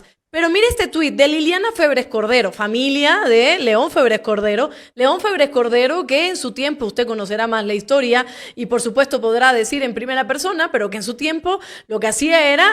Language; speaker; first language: Spanish; native; Spanish